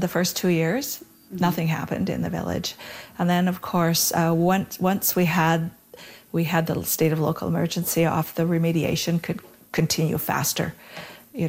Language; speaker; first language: English; native; English